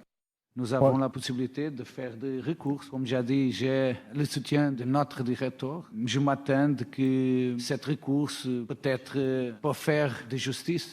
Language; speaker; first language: French; non-native, learner; Portuguese